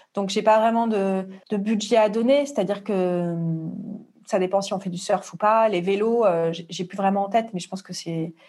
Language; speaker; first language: French; native; French